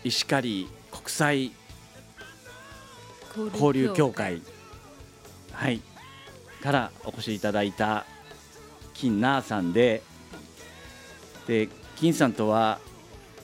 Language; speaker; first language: Japanese; native; Japanese